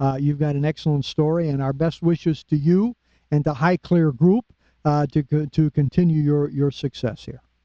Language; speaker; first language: English; native; English